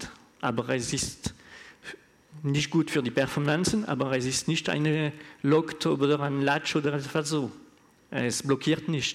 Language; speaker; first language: German; non-native, learner; French